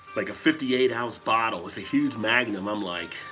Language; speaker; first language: English; native; English